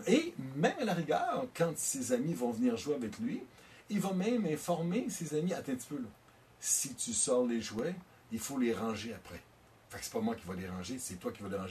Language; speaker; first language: French; native; French